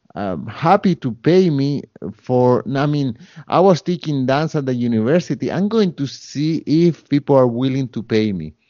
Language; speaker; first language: English; non-native, fluent; Spanish